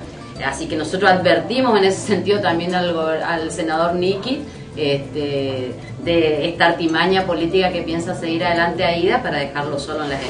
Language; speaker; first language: Spanish; native; Spanish